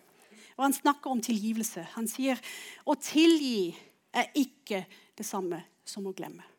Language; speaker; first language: Norwegian; non-native, fluent; English